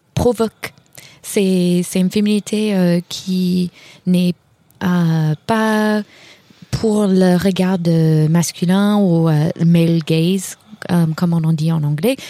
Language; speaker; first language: French; non-native, fluent; English